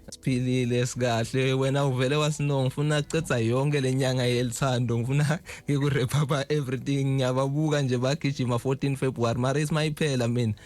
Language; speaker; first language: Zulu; non-native, local second language; Swati